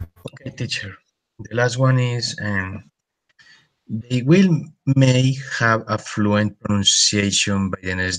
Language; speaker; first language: English; non-native, learner; Spanish